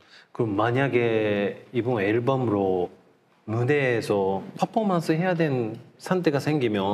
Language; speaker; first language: Korean; non-native, fluent; Japanese